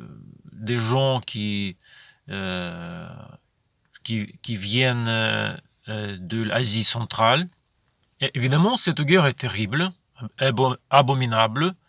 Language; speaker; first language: French; non-native, fluent; Ukrainian